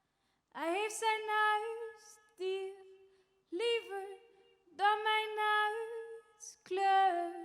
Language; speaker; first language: Dutch; early bilingual, other home language; Kinyarwanda